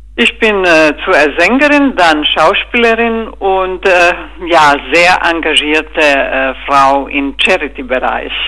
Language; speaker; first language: German; non-native, fluent; Croatian